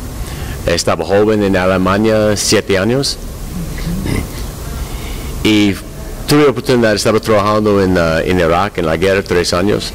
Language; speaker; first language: Spanish; non-native, learner; English